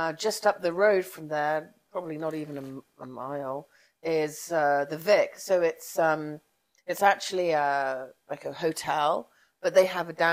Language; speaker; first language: English; native; English